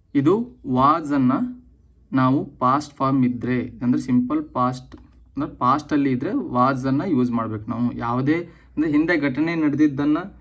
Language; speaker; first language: Kannada; native; Kannada